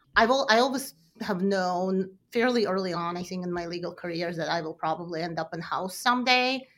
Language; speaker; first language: English; early bilingual, other home language; Russian